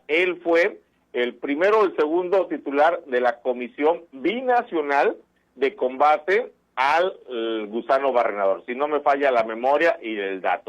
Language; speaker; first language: Spanish; native; Spanish